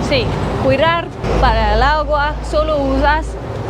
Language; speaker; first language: Spanish; non-native, learner; English